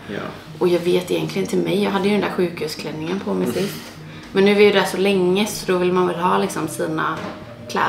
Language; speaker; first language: Swedish; native; Swedish